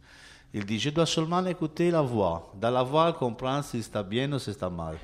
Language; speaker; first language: French; non-native, learner; Italian